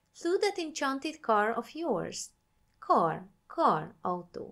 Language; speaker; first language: English; non-native, fluent; Hungarian